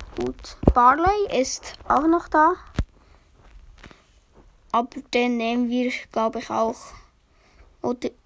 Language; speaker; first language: German; native; German